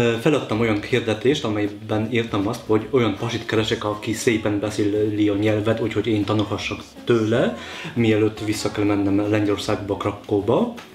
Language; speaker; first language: Hungarian; non-native, fluent; Polish